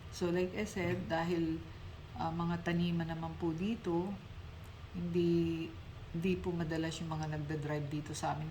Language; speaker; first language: Filipino; native; Filipino